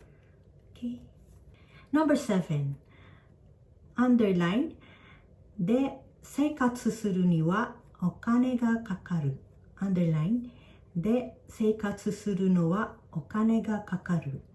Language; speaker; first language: Japanese; non-native, fluent; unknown